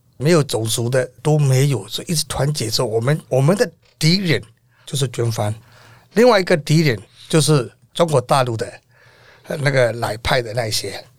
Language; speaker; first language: Chinese; non-native, fluent; Burmese